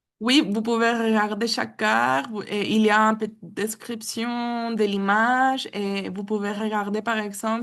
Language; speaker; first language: French; non-native, learner; Spanish